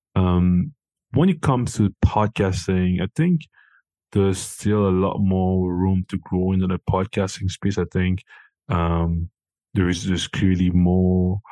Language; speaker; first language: English; non-native, local second language; French